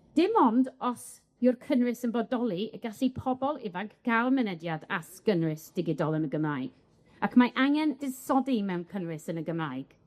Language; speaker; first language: Welsh; native; Welsh